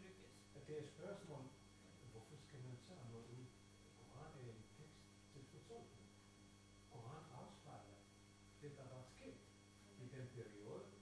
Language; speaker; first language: Danish; non-native, fluent; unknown